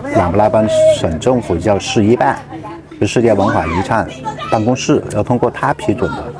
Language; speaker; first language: Chinese; native; Chinese